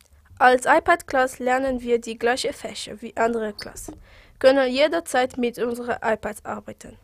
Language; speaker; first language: German; non-native, local second language; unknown